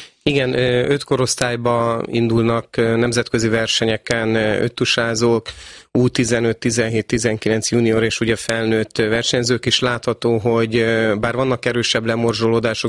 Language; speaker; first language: Hungarian; native; Hungarian